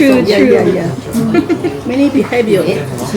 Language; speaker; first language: English; non-native, learner; Chinese